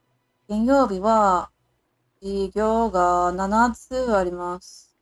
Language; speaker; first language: Japanese; non-native, learner; English